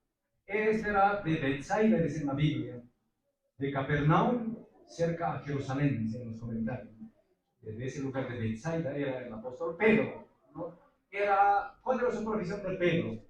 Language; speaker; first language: Spanish; non-native, local second language; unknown